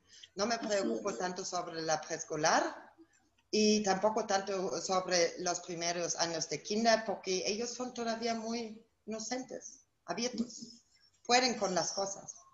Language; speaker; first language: Spanish; non-native, fluent; German